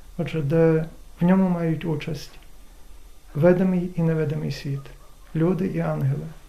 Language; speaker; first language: Ukrainian; native; Ukrainian